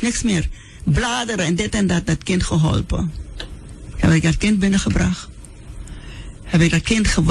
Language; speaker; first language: Dutch; non-native, local second language; Sranan Tongo